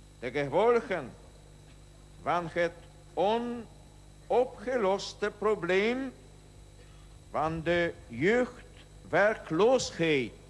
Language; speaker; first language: Dutch; non-native, learner; Polish